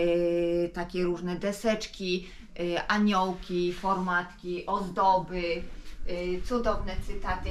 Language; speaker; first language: Polish; native; Polish